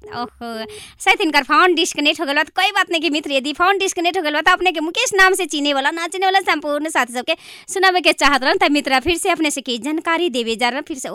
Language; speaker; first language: Bhojpuri; non-native, local second language; Maithili